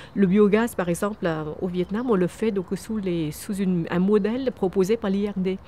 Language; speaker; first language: French; early bilingual, other home language; Vietnamese